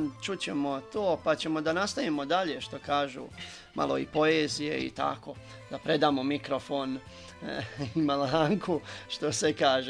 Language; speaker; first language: Serbian; native; Serbian